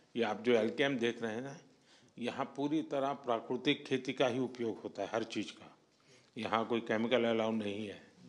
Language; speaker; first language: Hindi; non-native, local second language; Gujarati